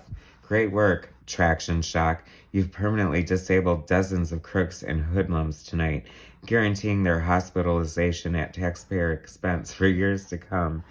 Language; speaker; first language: English; native; English